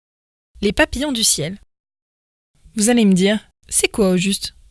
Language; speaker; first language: French; native; French